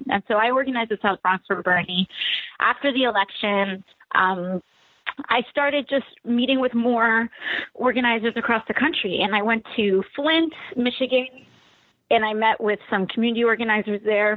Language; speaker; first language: English; native; English